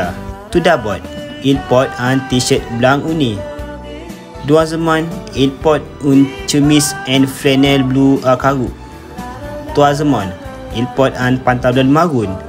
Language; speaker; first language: French; non-native, learner; Malay